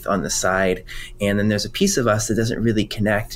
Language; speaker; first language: English; non-native, fluent; French